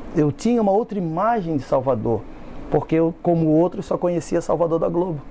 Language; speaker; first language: Portuguese; native; Portuguese